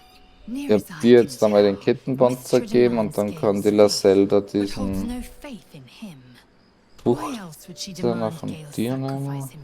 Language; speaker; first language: German; native; German